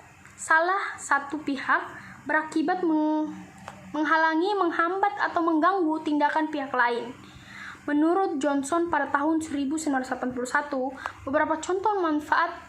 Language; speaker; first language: Indonesian; native; Indonesian